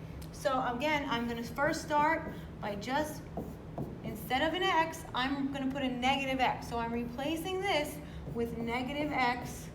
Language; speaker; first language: English; native; English